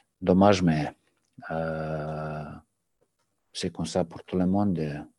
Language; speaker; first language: French; non-native, learner; Serbian